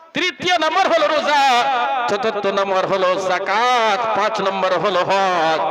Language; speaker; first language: Bangla; non-native, local second language; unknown